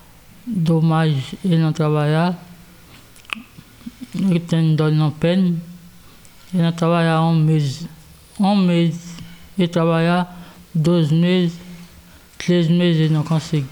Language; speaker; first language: Portuguese; non-native, learner; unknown